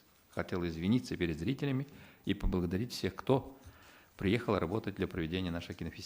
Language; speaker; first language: Russian; native; Russian